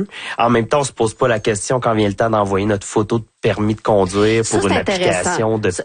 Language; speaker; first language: French; native; French